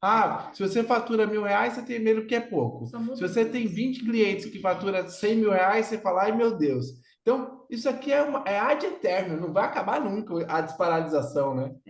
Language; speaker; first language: Portuguese; native; Portuguese